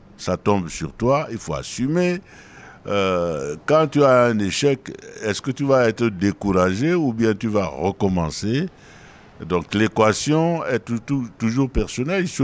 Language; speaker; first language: French; non-native, local second language; Duala